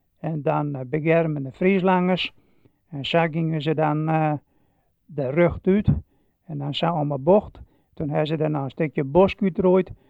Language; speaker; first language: Dutch; non-native, local second language; Western Frisian